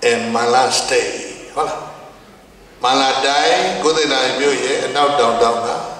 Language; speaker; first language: English; non-native, learner; Burmese